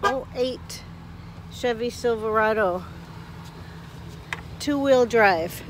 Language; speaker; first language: English; native; English